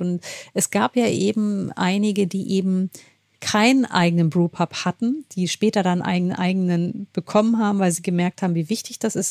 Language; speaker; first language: German; native; German